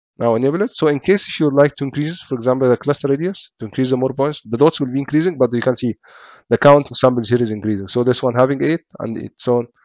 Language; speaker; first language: English; non-native, fluent; Arabic